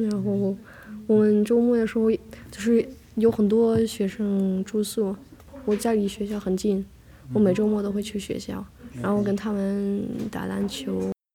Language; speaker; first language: Chinese; non-native, fluent; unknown